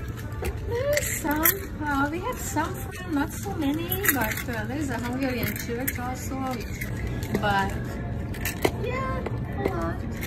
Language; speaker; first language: English; non-native, learner; Hungarian